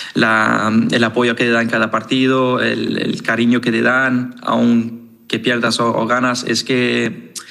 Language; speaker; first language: Spanish; non-native, fluent; Danish